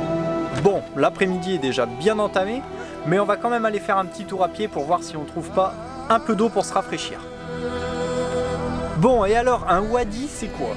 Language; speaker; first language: French; native; French